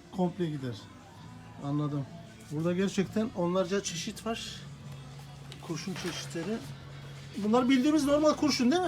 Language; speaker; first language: Turkish; native; Turkish